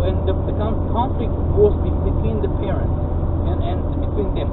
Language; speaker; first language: English; non-native, fluent; Russian